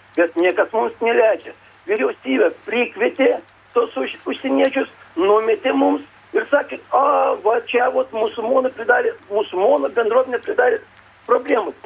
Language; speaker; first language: Lithuanian; non-native, local second language; Russian